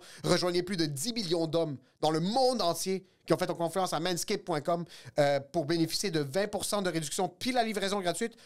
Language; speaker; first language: French; native; French